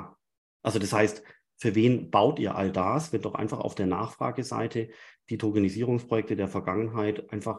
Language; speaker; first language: German; native; German